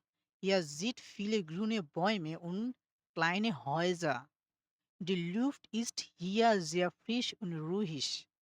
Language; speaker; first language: German; non-native, learner; Bangla